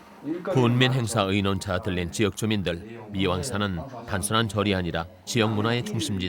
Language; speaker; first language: Korean; native; Korean